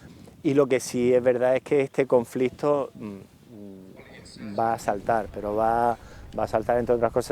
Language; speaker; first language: Spanish; native; Spanish